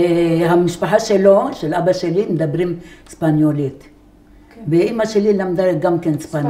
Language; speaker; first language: Hebrew; non-native, fluent; Arabic